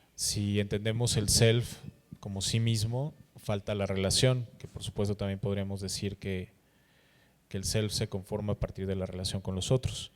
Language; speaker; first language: Spanish; native; Spanish